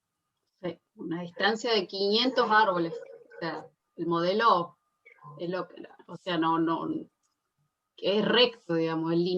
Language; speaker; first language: Spanish; native; Spanish